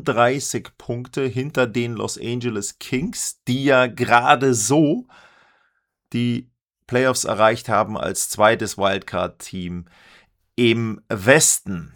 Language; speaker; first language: German; native; German